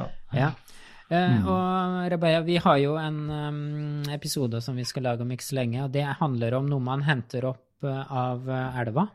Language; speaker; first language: Norwegian; native; Norwegian